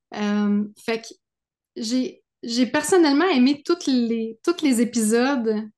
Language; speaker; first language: French; native; French